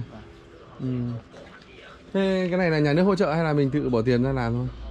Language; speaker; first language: Vietnamese; native; Vietnamese